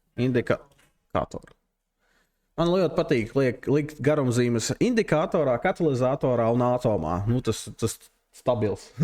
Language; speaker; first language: Latvian; non-native, local second language; Russian